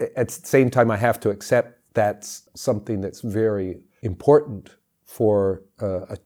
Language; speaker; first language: English; native; English